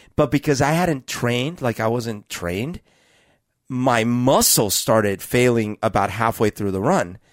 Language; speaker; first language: English; non-native, fluent; Spanish